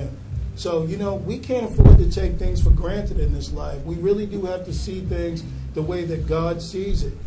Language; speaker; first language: English; native; English